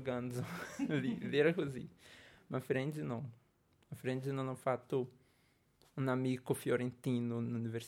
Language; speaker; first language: Italian; non-native, learner; Portuguese